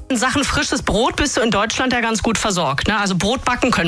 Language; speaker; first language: German; native; German